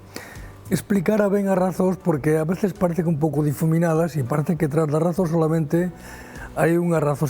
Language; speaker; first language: Galician; native; Galician